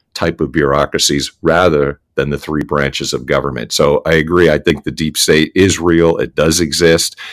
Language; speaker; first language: English; native; English